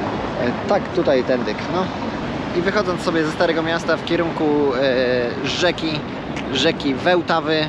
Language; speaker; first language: Polish; native; Polish